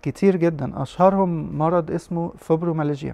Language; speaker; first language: Arabic; native; Arabic